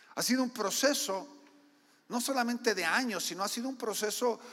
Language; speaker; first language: Spanish; native; Spanish